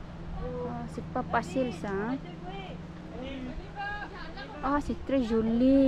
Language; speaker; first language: French; non-native, fluent; Filipino